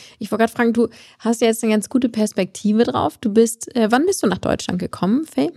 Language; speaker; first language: German; native; German